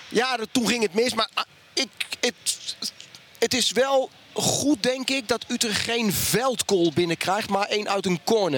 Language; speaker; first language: Dutch; native; Dutch